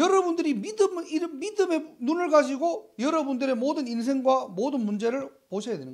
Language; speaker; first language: Korean; native; Korean